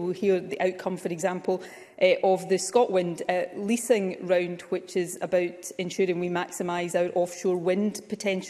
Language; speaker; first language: English; native; English